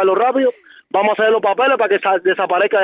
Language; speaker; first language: Spanish; native; Spanish